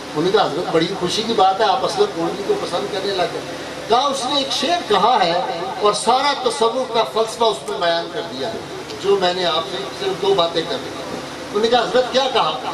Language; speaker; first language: Urdu; non-native, local second language; Punjabi